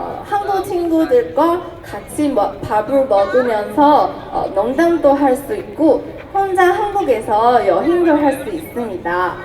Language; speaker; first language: Korean; non-native, fluent; Chinese